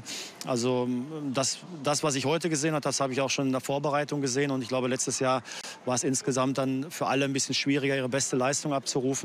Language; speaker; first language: German; native; German